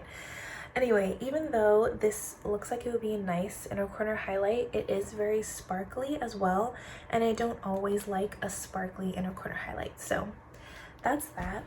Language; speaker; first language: English; native; English